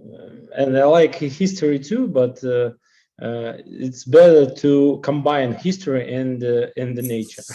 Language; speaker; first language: English; non-native, learner; Russian